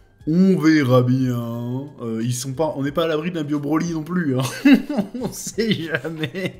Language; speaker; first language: French; native; French